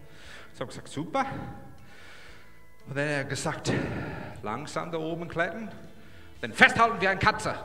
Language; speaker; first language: German; non-native, learner; English